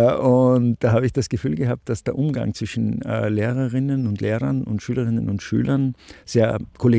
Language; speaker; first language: German; native; German